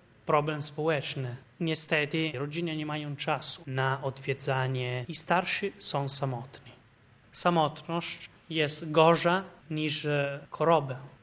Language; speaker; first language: Polish; non-native, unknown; Italian